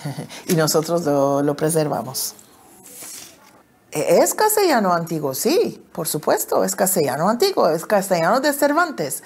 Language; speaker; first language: Spanish; early bilingual, heritage; Ladino